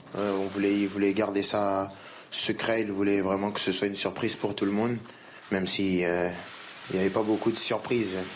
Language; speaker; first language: French; native; French